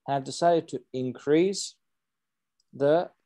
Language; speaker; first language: English; non-native, fluent; Azerbaijani